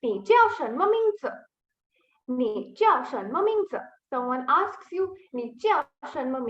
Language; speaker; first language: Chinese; non-native, fluent; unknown